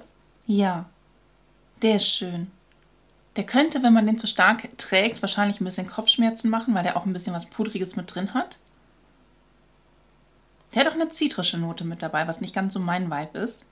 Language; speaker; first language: German; native; German